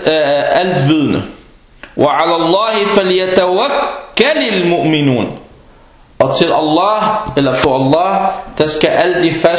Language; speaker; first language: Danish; non-native, fluent; Arabic